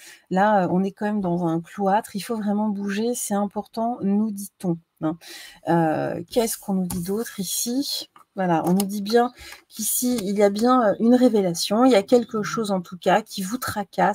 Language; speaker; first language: French; native; French